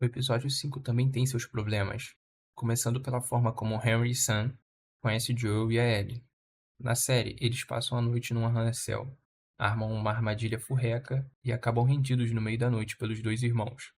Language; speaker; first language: Portuguese; native; Portuguese